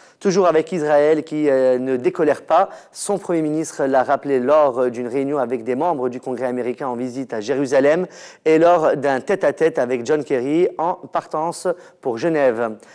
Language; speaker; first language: French; non-native, local second language; Arabic